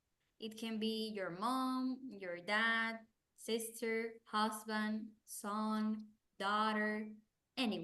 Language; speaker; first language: English; non-native, fluent; Spanish